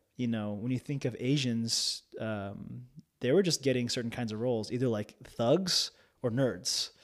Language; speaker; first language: English; early bilingual, other home language; Japanese